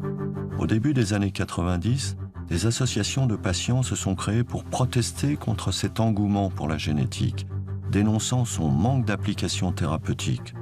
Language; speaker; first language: French; native; French